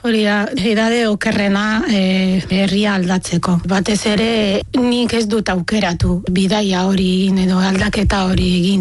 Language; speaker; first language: Basque; non-native, fluent; Arabic